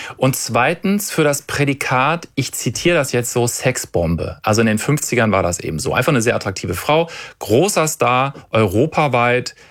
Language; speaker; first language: German; native; German